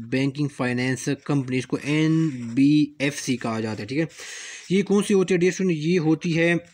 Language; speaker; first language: Urdu; native; Urdu